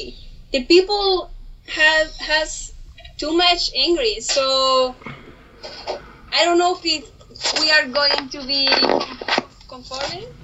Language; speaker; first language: English; non-native, learner; Spanish